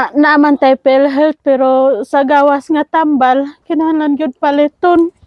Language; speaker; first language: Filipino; non-native, local second language; Cebuano